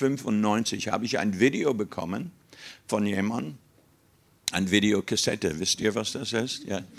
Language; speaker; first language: German; non-native, fluent; English